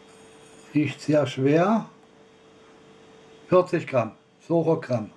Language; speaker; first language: German; non-native, learner; Russian